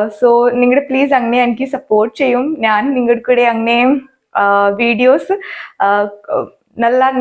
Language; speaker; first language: Malayalam; non-native, learner; Hindi